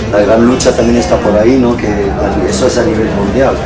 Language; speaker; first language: Spanish; early bilingual, heritage; Spanish